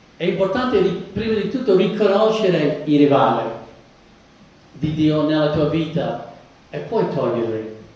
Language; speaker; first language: Italian; non-native, fluent; English